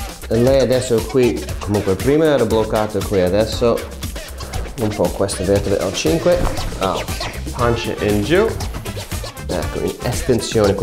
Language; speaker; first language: Italian; non-native, fluent; English